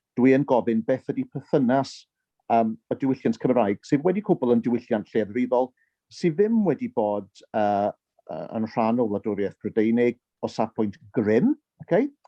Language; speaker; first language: Welsh; early bilingual, heritage; Welsh